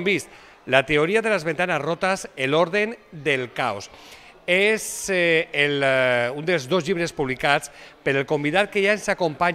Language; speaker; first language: Spanish; non-native, local second language; Catalan